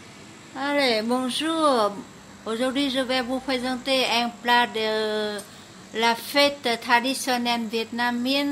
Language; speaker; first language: French; non-native, learner; Vietnamese